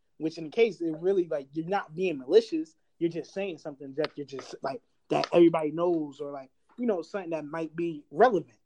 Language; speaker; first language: English; native; English